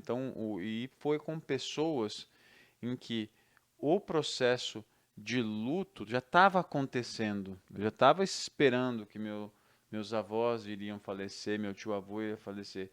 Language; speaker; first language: Portuguese; native; Portuguese